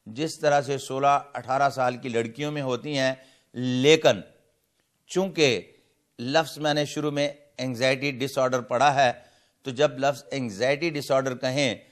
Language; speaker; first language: Urdu; non-native, local second language; Punjabi